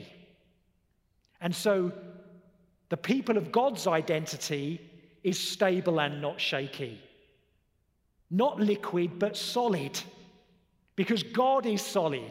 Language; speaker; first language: English; native; English